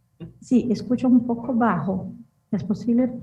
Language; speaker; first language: Spanish; non-native, learner; Portuguese